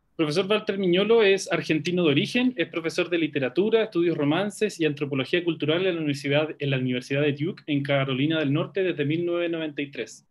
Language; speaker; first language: Spanish; native; Spanish